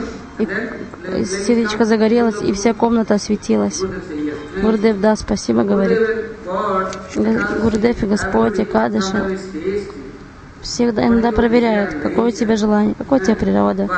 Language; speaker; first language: Russian; non-native, fluent; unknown